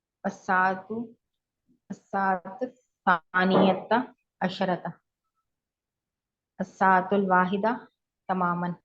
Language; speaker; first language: Arabic; non-native, learner; Urdu